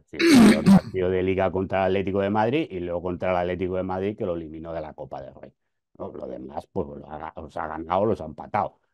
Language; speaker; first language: Spanish; native; Spanish